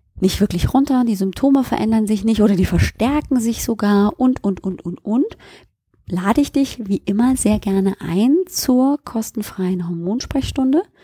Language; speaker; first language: German; native; German